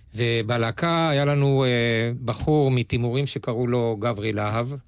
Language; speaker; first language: Hebrew; native; Hebrew